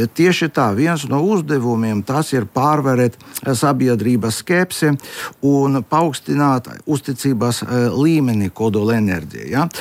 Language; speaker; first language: Latvian; non-native, local second language; Russian